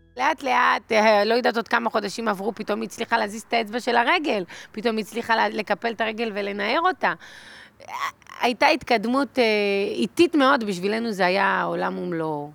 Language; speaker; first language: Hebrew; native; Hebrew